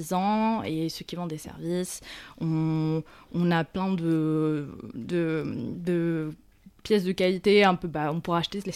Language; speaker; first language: French; native; French